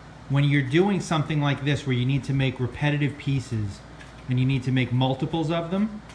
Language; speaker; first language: English; native; English